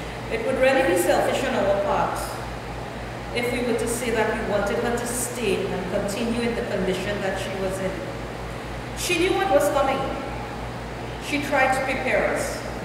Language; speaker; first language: English; native; English